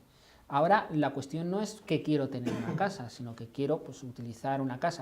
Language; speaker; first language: Spanish; native; Spanish